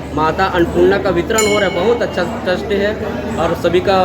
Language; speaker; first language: Hindi; native; Hindi